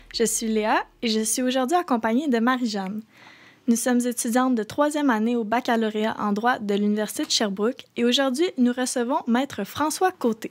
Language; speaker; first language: French; native; French